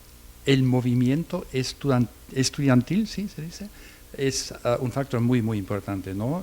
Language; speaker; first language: Spanish; non-native, learner; German